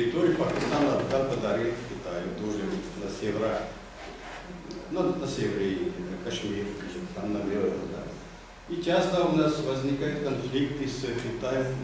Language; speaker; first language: Russian; non-native, fluent; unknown